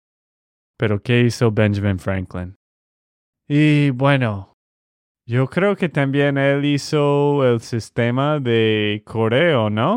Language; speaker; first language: Spanish; non-native, fluent; English